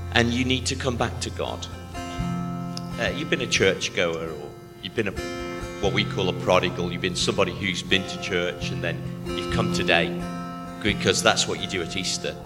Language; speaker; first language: English; native; English